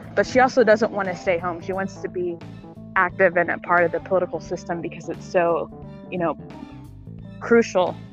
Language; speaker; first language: English; native; English